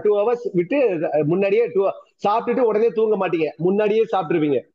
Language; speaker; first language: Tamil; native; Tamil